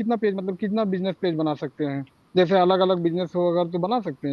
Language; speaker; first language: Hindi; native; Hindi